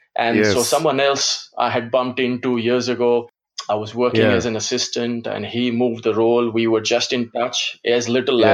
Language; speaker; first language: English; non-native, local second language; Gujarati